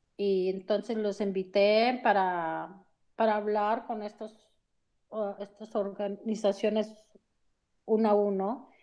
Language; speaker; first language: Spanish; early bilingual, heritage; Spanish